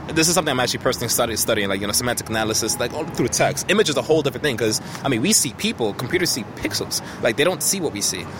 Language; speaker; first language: English; early bilingual, other home language; Haitian Creole